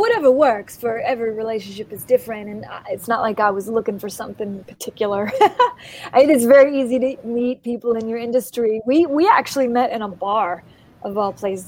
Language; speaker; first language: English; native; English